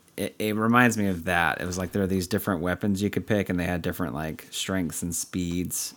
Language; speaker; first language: English; native; English